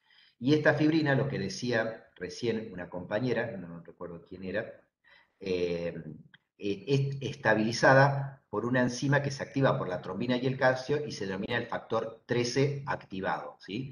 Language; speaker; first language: Spanish; native; Spanish